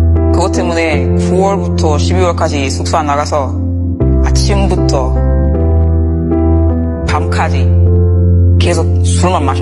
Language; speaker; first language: Korean; non-native, fluent; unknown